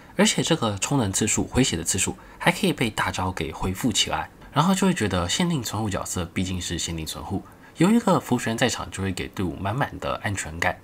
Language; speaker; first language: Chinese; native; Chinese